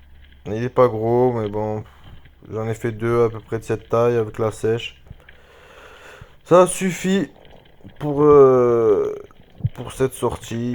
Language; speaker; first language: French; native; French